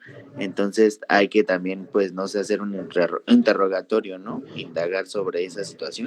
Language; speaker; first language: Spanish; native; Spanish